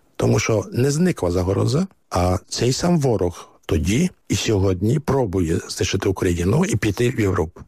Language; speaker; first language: Ukrainian; early bilingual, heritage; Ukrainian